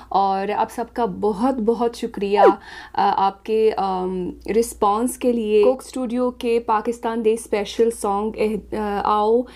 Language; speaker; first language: Urdu; non-native, fluent; Arabic